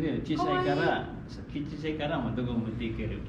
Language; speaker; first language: Japanese; non-native, learner; Indonesian